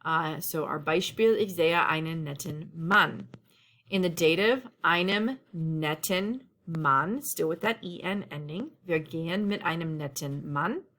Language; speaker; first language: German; non-native, fluent; English